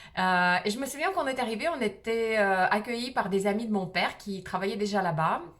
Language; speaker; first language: French; early bilingual, other home language; Russian